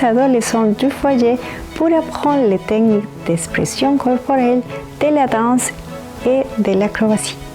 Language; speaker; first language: French; native; French